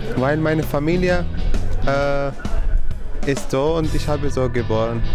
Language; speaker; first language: German; non-native, learner; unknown